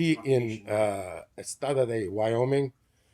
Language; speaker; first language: Spanish; non-native, learner; English